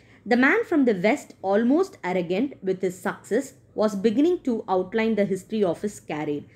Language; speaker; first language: English; non-native, local second language; Tamil